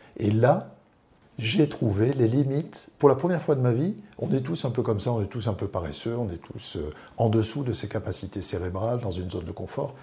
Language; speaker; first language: French; native; French